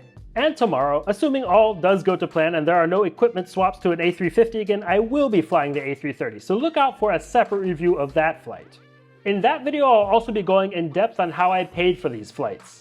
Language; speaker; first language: English; native; English